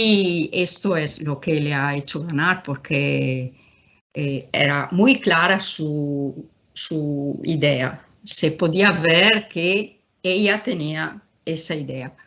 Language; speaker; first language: Spanish; non-native, fluent; Italian